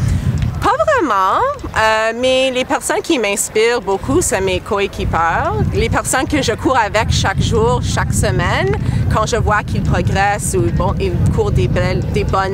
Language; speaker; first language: French; non-native, local second language; English